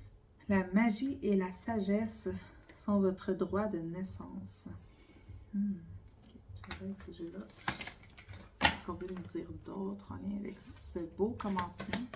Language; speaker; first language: French; native; French